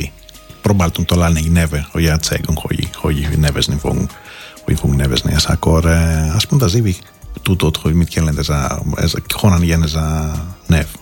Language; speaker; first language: Hungarian; non-native, fluent; Greek